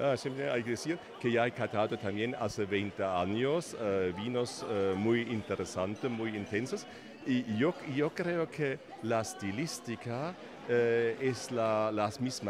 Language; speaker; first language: Spanish; non-native, fluent; German